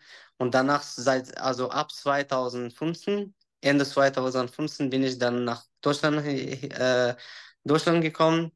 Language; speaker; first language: German; non-native, learner; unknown